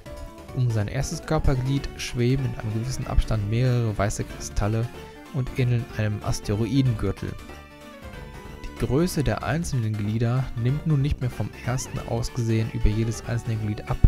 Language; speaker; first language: German; native; German